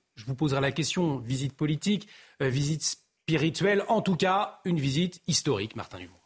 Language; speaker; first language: French; native; French